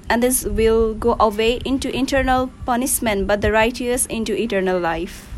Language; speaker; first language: English; non-native, local second language; Nepali